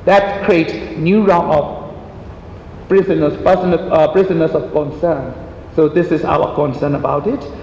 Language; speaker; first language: English; non-native, fluent; Burmese